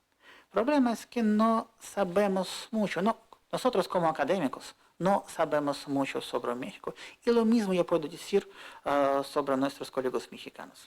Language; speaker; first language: Spanish; non-native, fluent; Russian